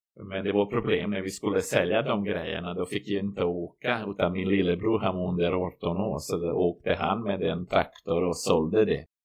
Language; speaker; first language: Swedish; non-native, fluent; Croatian